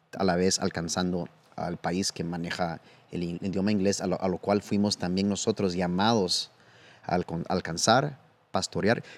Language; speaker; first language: Spanish; early bilingual, heritage; Spanish